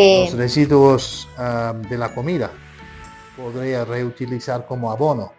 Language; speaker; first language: Spanish; non-native, fluent; English